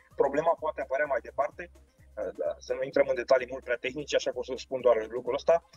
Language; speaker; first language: Romanian; native; Romanian